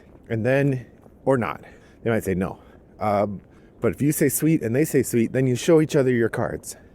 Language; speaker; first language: English; native; English